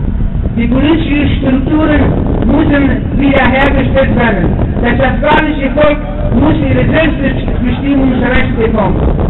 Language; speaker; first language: German; non-native, fluent; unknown